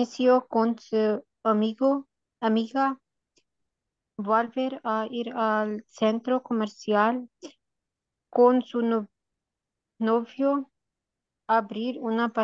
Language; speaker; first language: Spanish; non-native, learner; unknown